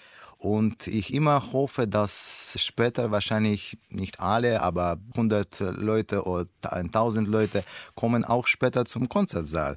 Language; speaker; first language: German; non-native, learner; Russian